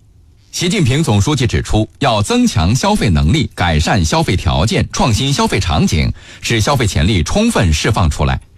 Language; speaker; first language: Chinese; native; Chinese